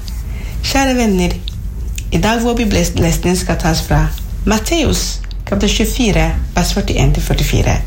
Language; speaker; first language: Norwegian; non-native, fluent; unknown